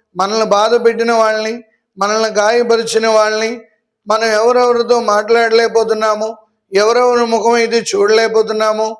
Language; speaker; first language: Telugu; native; Telugu